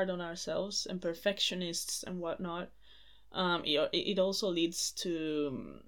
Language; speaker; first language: English; non-native, fluent; Spanish